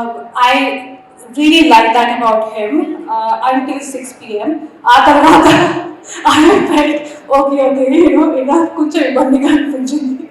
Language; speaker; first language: Telugu; non-native, local second language; Hindi